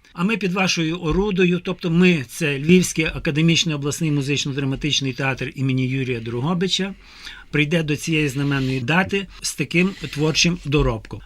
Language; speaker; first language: Ukrainian; native; Ukrainian